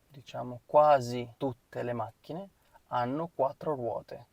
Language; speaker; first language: Italian; non-native, fluent; Ukrainian